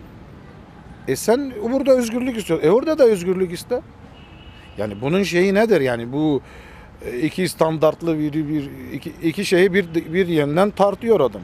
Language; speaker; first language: Turkish; early bilingual, heritage; Armenian